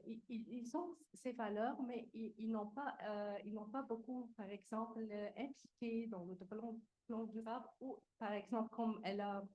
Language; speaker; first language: French; native; French